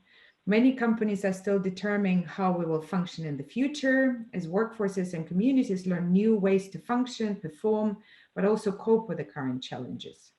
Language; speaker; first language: English; non-native, fluent; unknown